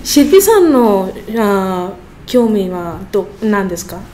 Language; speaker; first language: Japanese; non-native, learner; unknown